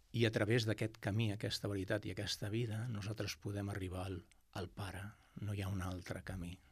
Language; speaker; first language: Catalan; non-native, local second language; Spanish